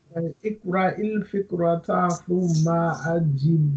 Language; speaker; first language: Arabic; non-native, learner; English